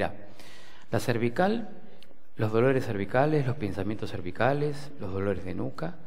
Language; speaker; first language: Spanish; native; Spanish